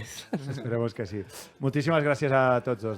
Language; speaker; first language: Catalan; native; Catalan